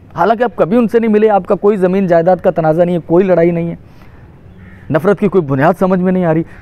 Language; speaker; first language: Urdu; non-native, local second language; Punjabi